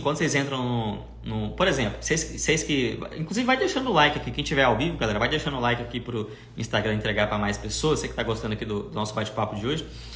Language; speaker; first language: Portuguese; native; Portuguese